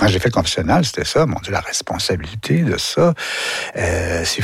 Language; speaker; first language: French; native; French